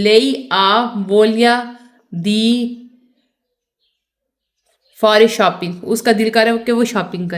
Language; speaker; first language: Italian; non-native, fluent; Urdu